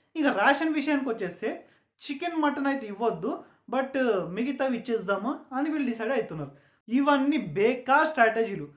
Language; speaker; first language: Telugu; non-native, local second language; Urdu